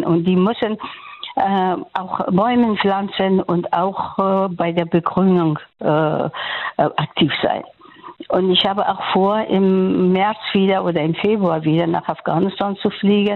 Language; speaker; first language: German; non-native, fluent; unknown